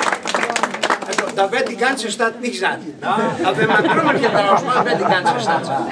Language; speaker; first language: German; non-native, fluent; Greek